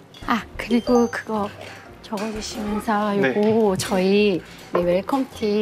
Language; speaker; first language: Korean; native; Korean